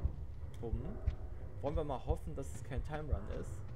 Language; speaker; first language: German; native; German